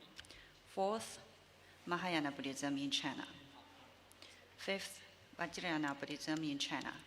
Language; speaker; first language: English; non-native, learner; Chinese